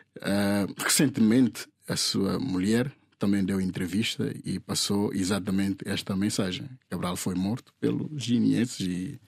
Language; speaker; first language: Portuguese; non-native, local second language; Upper Guinea Crioulo